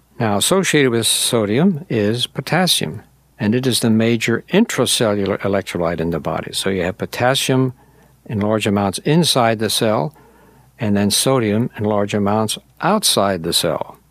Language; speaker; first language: English; native; English